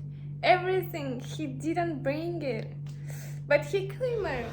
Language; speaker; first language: English; non-native, learner; Russian